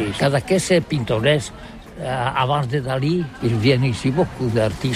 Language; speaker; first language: French; non-native, learner; Catalan